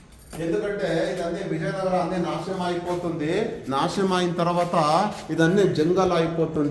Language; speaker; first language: Telugu; non-native, local second language; Kannada